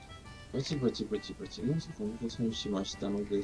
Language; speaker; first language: Japanese; non-native, learner; Spanish